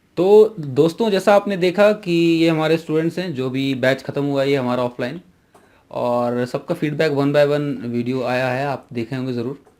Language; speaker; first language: Hindi; native; Hindi